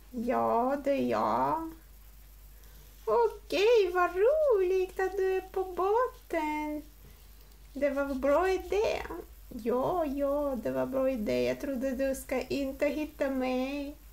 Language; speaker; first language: Swedish; non-native, learner; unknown